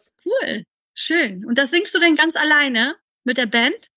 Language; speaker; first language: German; native; German